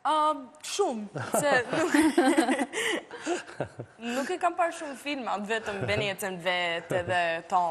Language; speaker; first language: Albanian; early bilingual, heritage; Albanian